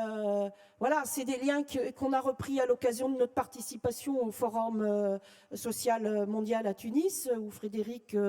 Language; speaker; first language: French; native; French